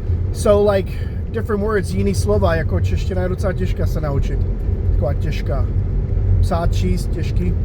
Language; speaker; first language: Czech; non-native, fluent; English